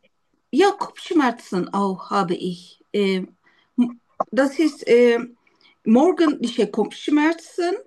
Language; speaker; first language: German; non-native, learner; Turkish